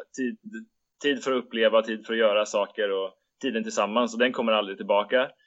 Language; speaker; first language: Swedish; native; Swedish